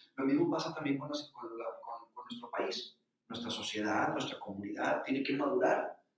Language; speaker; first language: Spanish; native; Spanish